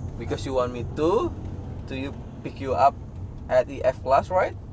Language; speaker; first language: English; non-native, fluent; Indonesian